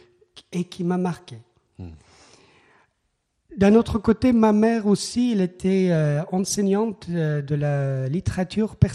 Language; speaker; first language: French; non-native, fluent; Persian